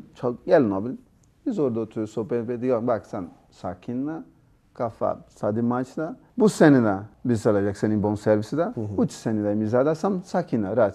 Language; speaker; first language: Turkish; non-native, learner; Portuguese